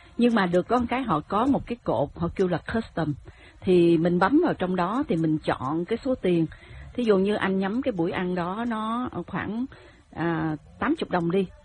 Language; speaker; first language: Vietnamese; native; Vietnamese